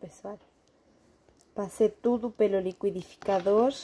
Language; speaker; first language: Portuguese; non-native, fluent; Spanish